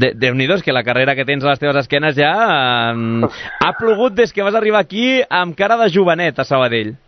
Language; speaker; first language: Catalan; native; Catalan